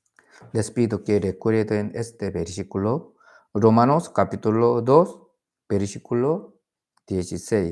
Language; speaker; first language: Spanish; non-native, learner; Korean